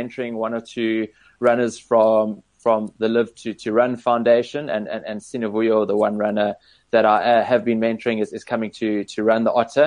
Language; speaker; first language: English; native; English